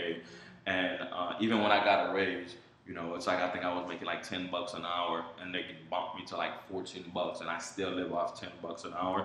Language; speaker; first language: English; early bilingual, other home language; Haitian Creole